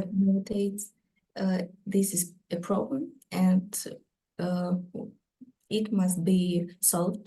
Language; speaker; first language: English; non-native, learner; Ukrainian